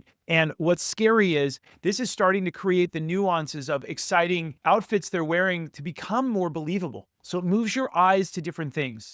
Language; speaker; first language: English; native; English